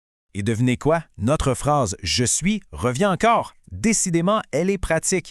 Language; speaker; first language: French; native; French